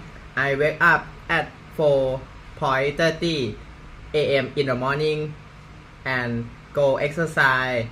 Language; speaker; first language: English; non-native, learner; Thai